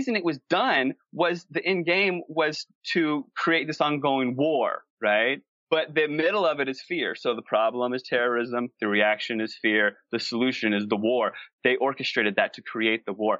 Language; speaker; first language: English; native; English